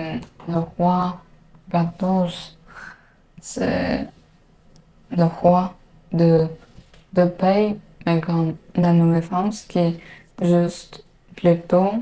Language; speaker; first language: French; non-native, learner; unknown